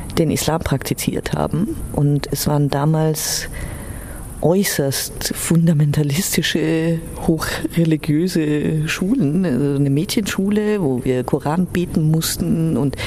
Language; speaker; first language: German; early bilingual, heritage; German